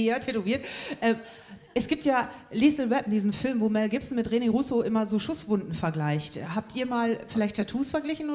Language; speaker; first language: German; native; German